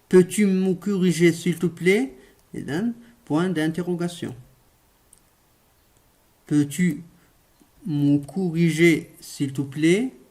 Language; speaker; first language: French; non-native, local second language; Arabic